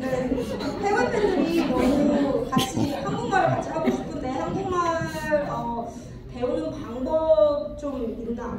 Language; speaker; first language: Korean; early bilingual, heritage; English